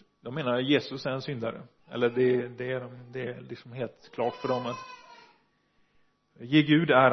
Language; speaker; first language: Swedish; non-native, fluent; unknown